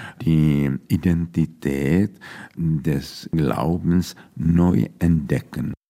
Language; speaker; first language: German; non-native, fluent; Czech